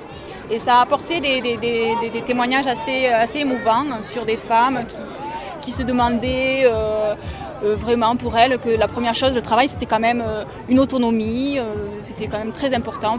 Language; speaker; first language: French; native; French